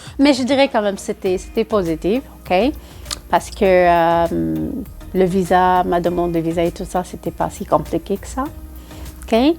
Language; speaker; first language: French; non-native, local second language; Wolof